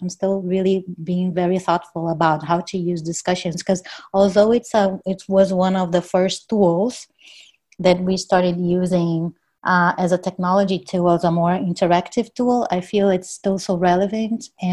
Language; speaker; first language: English; non-native, fluent; Portuguese